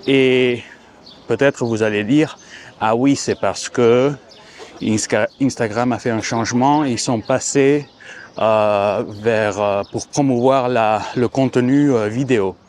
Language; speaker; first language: French; non-native, fluent; Spanish